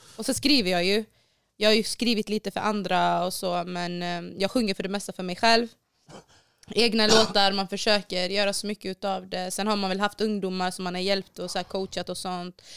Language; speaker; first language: Swedish; early bilingual, other home language; Baluchi